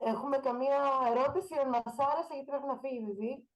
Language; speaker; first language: Greek; native; Greek